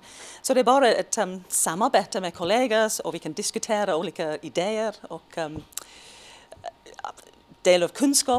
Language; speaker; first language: Swedish; non-native, fluent; English